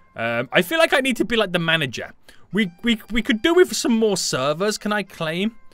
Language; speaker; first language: English; native; English